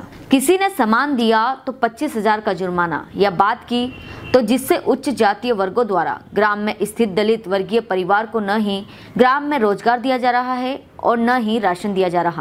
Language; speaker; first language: Hindi; native; Hindi